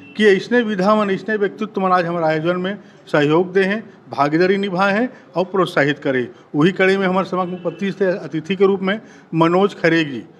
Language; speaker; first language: Hindi; native; Hindi